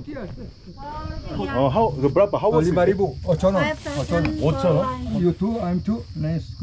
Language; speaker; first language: English; non-native, learner; Indonesian